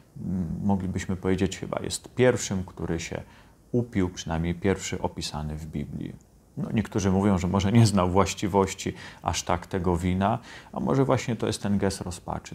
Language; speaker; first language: Polish; native; Polish